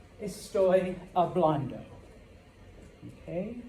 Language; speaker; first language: Spanish; non-native, fluent; English